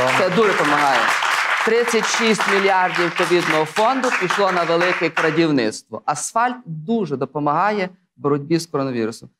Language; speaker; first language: Ukrainian; native; Ukrainian